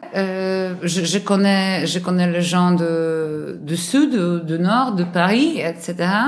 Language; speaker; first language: French; non-native, learner; Polish